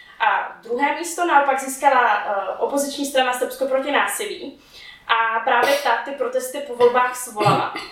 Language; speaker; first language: Czech; native; Czech